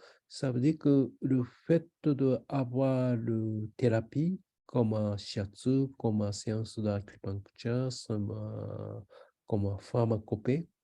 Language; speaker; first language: French; non-native, learner; Japanese